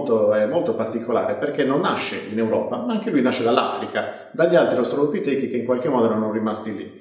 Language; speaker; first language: Italian; native; Italian